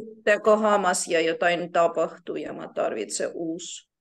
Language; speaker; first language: Finnish; non-native, learner; Ukrainian